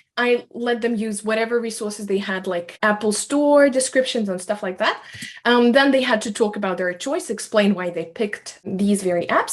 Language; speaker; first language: English; non-native, fluent; Russian